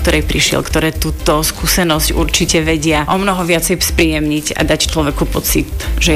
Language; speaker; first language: Slovak; native; Slovak